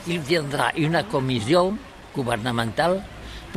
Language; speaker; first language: French; non-native, learner; Catalan